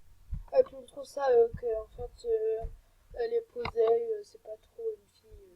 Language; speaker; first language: French; native; French